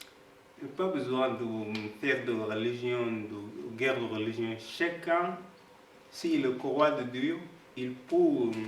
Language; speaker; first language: French; non-native, learner; Arabic